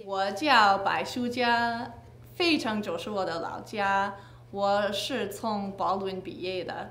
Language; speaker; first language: Chinese; non-native, fluent; English